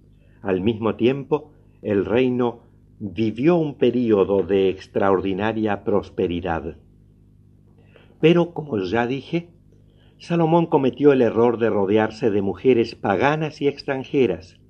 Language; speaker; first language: Spanish; native; Spanish